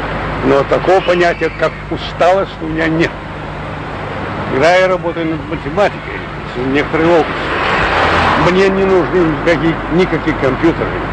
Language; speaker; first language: Russian; non-native, local second language; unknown